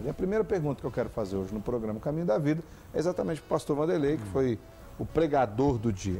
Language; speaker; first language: Portuguese; native; Portuguese